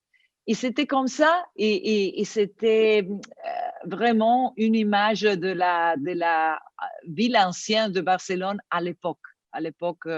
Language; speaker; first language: French; non-native, fluent; Italian